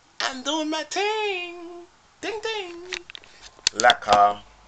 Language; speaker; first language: English; non-native, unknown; Dutch